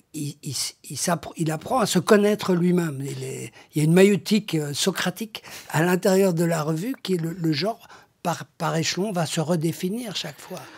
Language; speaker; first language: French; native; French